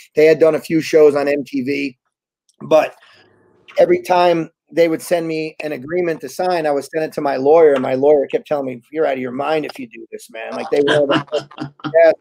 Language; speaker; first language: English; native; English